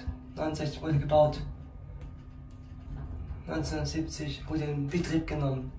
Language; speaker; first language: German; non-native, local second language; Luxembourgish